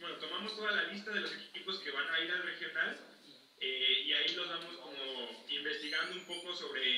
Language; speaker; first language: Spanish; native; Spanish